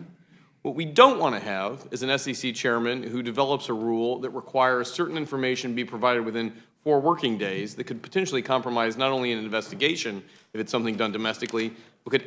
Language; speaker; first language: English; native; English